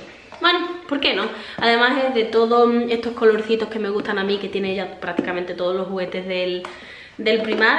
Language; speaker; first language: Spanish; native; Spanish